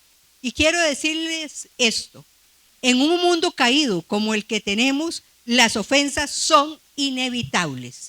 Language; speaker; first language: Spanish; native; Spanish